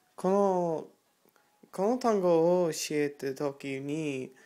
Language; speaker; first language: Japanese; non-native, learner; English